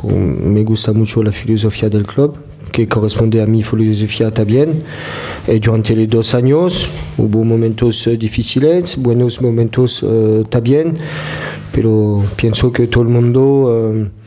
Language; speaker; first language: Spanish; non-native, fluent; French